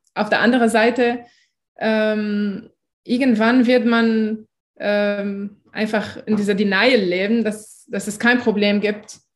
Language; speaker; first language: German; non-native, fluent; Arabic